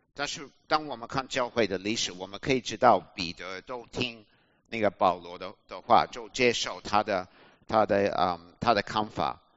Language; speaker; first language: Chinese; non-native, fluent; English